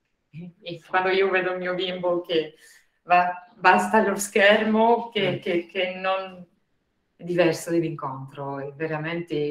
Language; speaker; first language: Italian; non-native, fluent; French